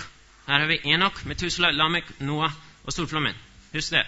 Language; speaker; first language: Norwegian; non-native, fluent; English